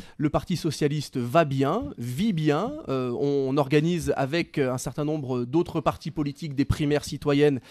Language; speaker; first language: French; native; French